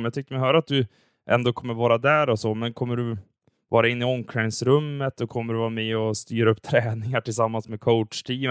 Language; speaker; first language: Swedish; native; Swedish